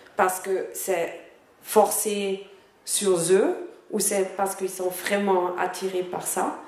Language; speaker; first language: French; non-native, fluent; German